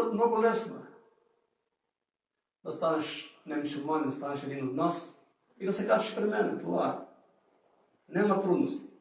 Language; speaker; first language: Bulgarian; native; Bulgarian